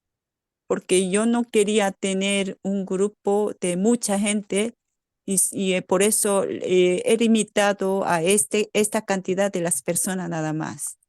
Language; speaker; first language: Spanish; non-native, fluent; Korean